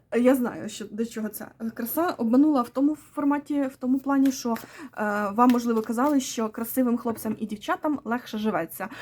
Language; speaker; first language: Ukrainian; non-native, local second language; Russian